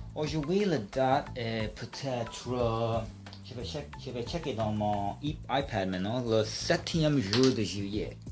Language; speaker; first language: French; non-native, learner; English